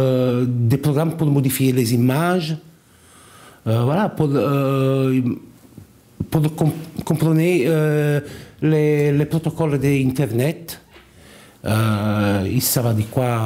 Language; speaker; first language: French; non-native, learner; Italian